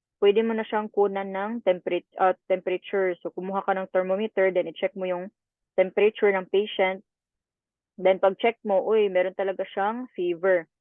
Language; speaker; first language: Filipino; native; Filipino